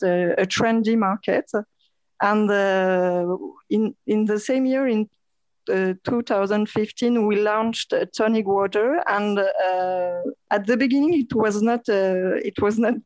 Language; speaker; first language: English; non-native, learner; French